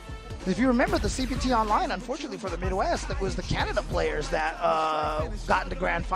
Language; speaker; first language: English; native; English